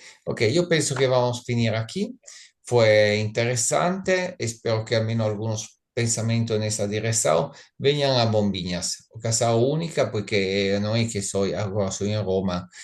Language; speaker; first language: Spanish; non-native, learner; Italian